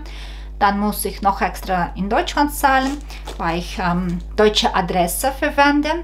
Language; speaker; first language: German; non-native, fluent; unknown